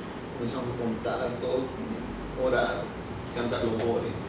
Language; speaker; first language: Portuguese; non-native, fluent; Spanish